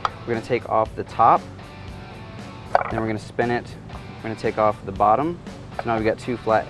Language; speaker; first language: English; native; English